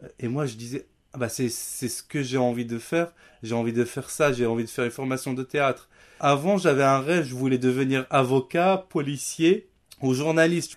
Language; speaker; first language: French; non-native, local second language; Riffian